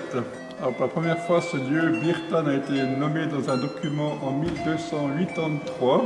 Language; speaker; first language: French; non-native, fluent; Romanian